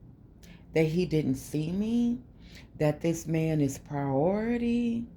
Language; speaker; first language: English; native; English